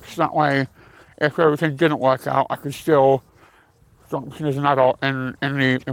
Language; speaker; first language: English; native; English